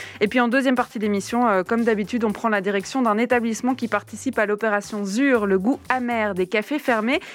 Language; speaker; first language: French; native; French